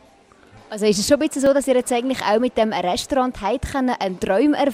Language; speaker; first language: German; native; German